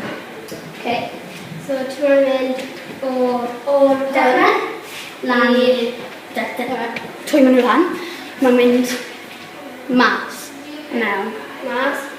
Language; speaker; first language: Welsh; non-native, local second language; English